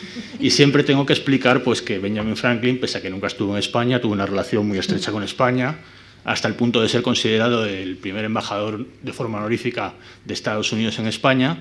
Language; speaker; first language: Spanish; native; Spanish